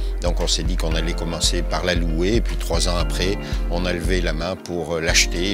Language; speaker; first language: French; native; French